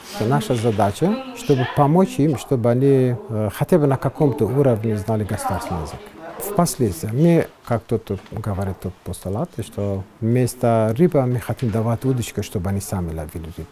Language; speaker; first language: Russian; non-native, fluent; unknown